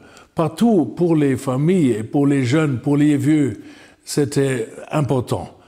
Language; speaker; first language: French; non-native, fluent; German